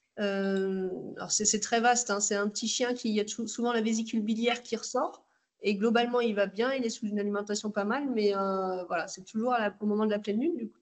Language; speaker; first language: French; native; French